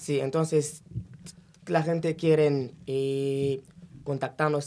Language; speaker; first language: Spanish; non-native, fluent; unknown